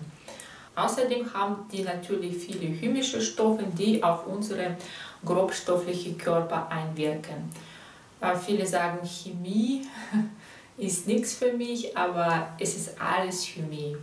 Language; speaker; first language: German; non-native, fluent; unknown